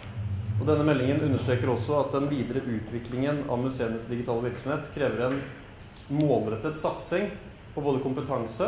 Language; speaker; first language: Norwegian; native; Norwegian